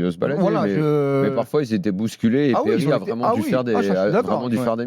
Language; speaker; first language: French; native; French